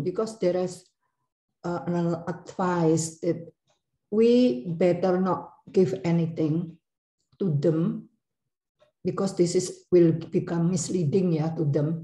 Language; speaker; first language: English; non-native, learner; Indonesian